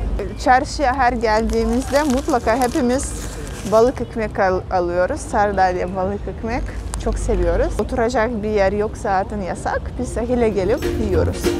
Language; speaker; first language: Turkish; non-native, fluent; Russian